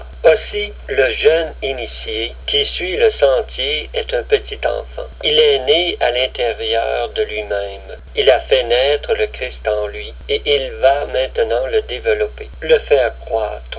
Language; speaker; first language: French; native; French